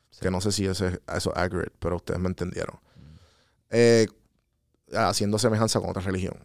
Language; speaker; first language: Spanish; native; Spanish